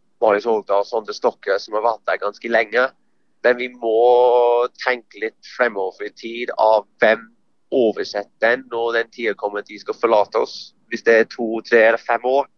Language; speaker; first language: Norwegian; non-native, fluent; English